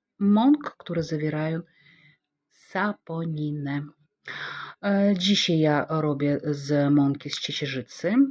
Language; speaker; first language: Polish; non-native, fluent; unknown